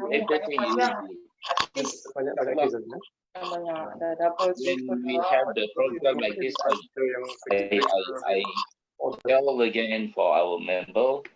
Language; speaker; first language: English; non-native, learner; Malay